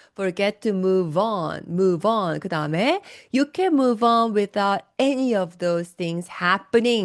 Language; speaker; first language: English; non-native, fluent; Korean